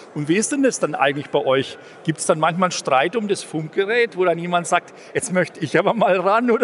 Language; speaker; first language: German; native; German